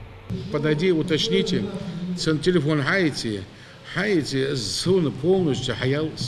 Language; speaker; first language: Russian; non-native, local second language; Ingush